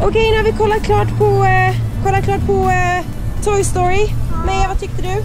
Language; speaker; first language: Swedish; native; Swedish